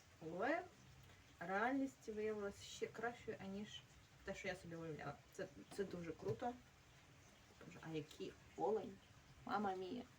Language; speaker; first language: Ukrainian; native; Ukrainian